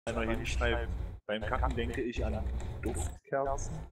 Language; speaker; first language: German; native; German